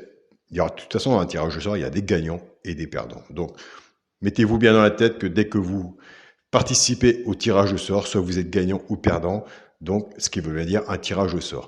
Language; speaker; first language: French; native; French